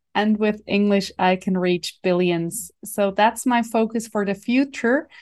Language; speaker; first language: English; non-native, fluent; German